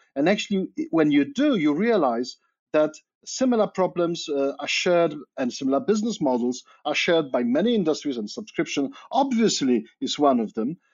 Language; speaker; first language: English; non-native, fluent; Polish